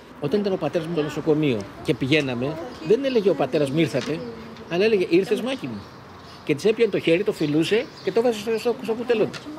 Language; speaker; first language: Greek; native; Greek